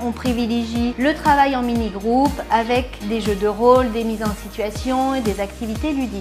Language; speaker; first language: French; native; French